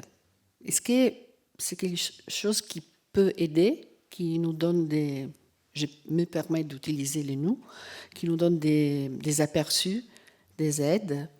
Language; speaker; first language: French; non-native, fluent; Italian